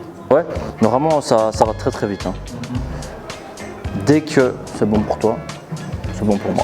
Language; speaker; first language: French; native; French